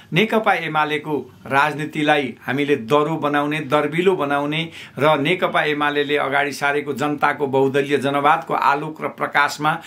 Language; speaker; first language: Nepali; native; Nepali